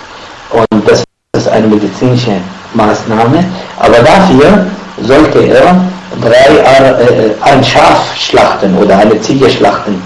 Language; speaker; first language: German; non-native, fluent; Arabic